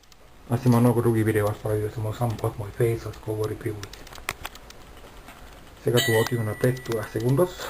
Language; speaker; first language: Bulgarian; non-native, learner; Finnish